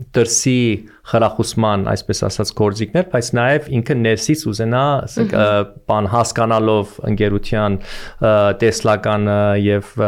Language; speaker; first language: Armenian; early bilingual, heritage; Armenian